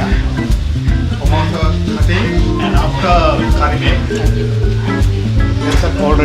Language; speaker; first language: English; non-native, learner; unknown